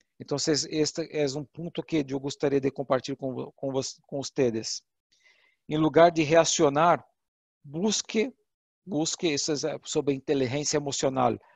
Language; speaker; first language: Portuguese; non-native, learner; Spanish